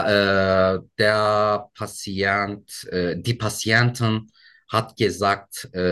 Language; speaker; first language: German; non-native, learner; Turkish